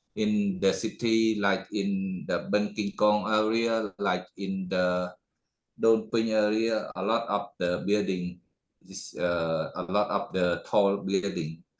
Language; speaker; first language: English; non-native, learner; Khmer